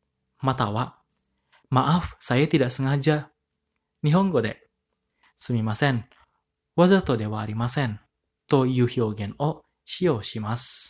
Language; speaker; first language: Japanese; non-native, fluent; Indonesian